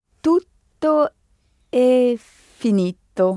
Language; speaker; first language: Italian; non-native, learner; French